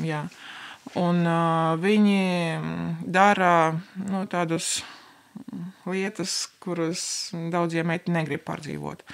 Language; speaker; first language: Latvian; non-native, local second language; Russian